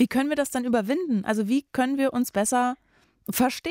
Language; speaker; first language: German; native; German